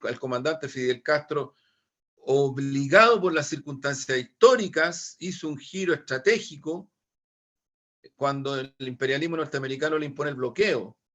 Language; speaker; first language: Spanish; native; Spanish